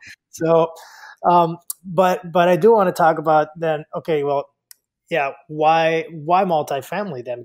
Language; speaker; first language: English; non-native, fluent; Spanish